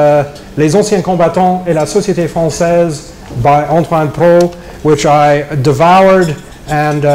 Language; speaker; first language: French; non-native, fluent; English